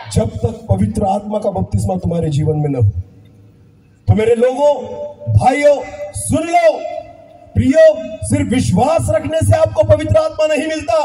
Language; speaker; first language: Hindi; non-native, local second language; Marathi